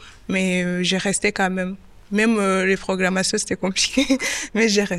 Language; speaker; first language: French; non-native, local second language; Kinyarwanda